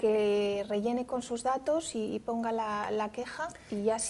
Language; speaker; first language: Spanish; native; Spanish